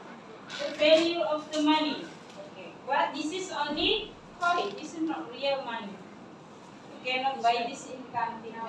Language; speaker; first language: English; non-native, learner; Indonesian